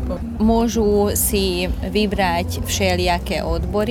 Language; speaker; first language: Slovak; non-native, local second language; Hungarian